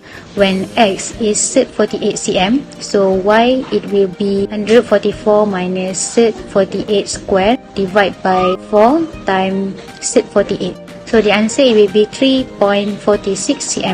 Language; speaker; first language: English; non-native, local second language; Malay